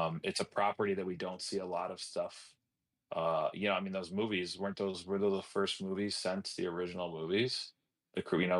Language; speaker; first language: English; native; English